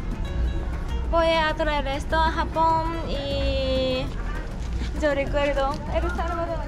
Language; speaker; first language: Spanish; non-native, learner; Japanese